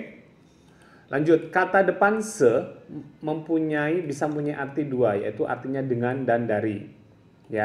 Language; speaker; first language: Indonesian; non-native, local second language; Javanese